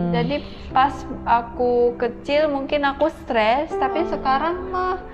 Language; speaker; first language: Indonesian; early bilingual, other home language; Korean